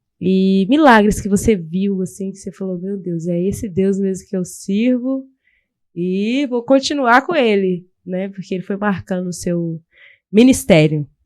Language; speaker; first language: Portuguese; native; Portuguese